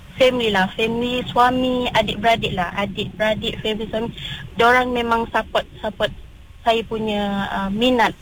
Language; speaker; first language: Malay; non-native, local second language; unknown